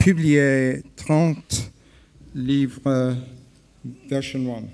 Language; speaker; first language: French; non-native, learner; English